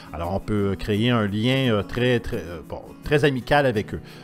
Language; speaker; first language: French; native; French